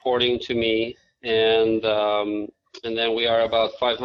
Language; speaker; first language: English; non-native, fluent; Albanian